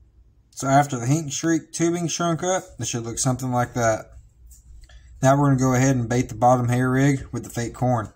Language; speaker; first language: English; native; English